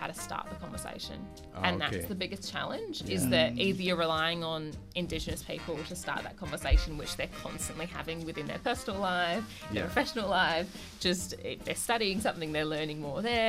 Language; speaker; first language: English; native; English